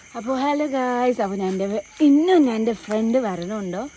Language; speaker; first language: Malayalam; non-native, learner; Nepali